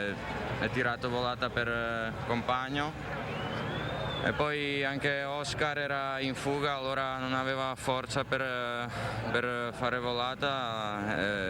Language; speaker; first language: Italian; non-native, learner; Slovak